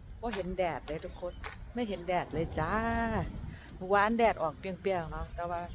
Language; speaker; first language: Thai; non-native, local second language; Northeastern Thai